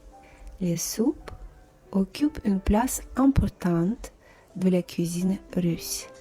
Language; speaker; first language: French; non-native, fluent; Russian